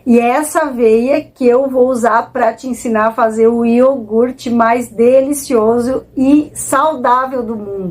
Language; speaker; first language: Portuguese; native; Portuguese